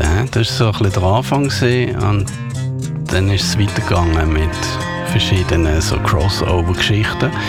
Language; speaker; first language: German; native; German